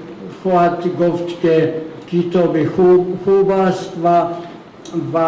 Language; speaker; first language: Persian; non-native, fluent; Czech